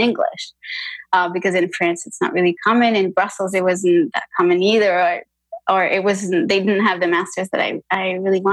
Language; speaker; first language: English; non-native, fluent; French